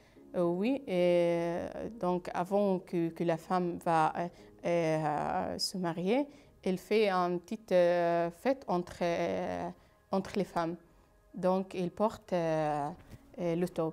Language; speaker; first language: French; non-native, fluent; Arabic